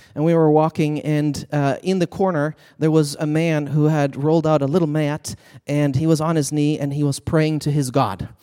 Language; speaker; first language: English; non-native, fluent; Swedish